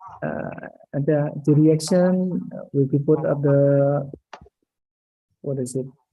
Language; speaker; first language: English; non-native, learner; Indonesian